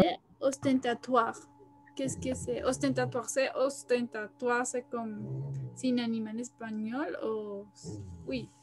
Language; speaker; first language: French; non-native, learner; Spanish